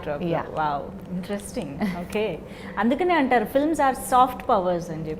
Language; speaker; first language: Telugu; native; Telugu